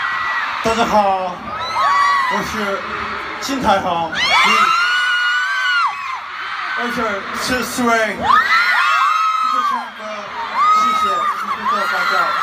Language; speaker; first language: Chinese; non-native, learner; Korean